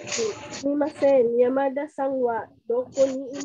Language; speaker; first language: Japanese; non-native, learner; Filipino